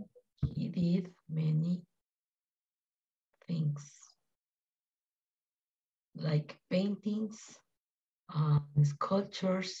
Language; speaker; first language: English; non-native, learner; Spanish